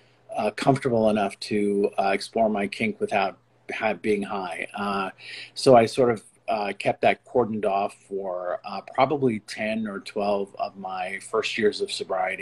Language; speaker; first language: English; native; English